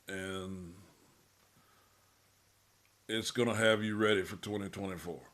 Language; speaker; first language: English; native; English